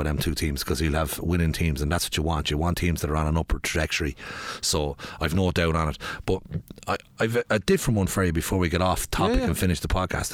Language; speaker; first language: English; native; English